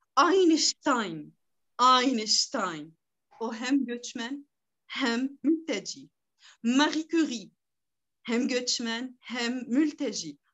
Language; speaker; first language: Turkish; non-native, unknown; Arabic